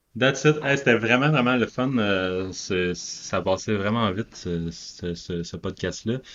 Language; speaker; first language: French; native; French